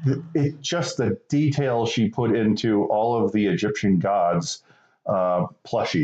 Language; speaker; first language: English; native; English